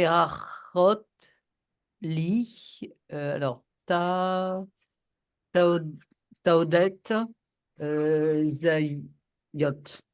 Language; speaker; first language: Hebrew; non-native, learner; French